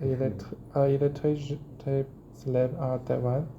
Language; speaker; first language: French; non-native, learner; Chinese